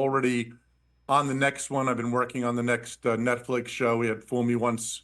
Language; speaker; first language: English; native; English